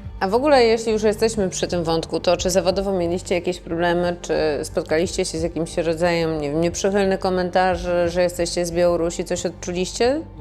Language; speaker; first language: Polish; native; Polish